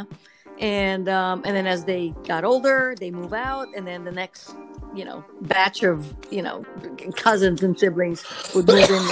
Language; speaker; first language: English; non-native, local second language; Filipino